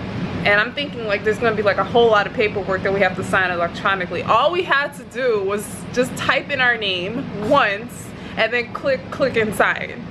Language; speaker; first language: English; native; English